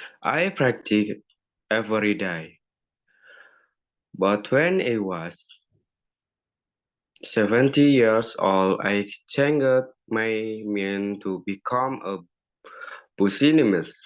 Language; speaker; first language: English; non-native, learner; Indonesian